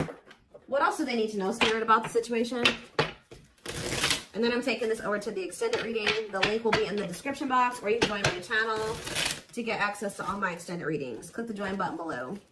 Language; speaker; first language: English; native; English